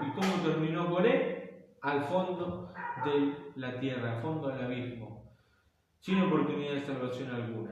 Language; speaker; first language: Spanish; native; Spanish